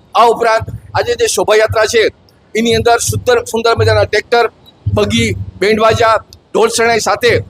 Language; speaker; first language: Gujarati; native; Gujarati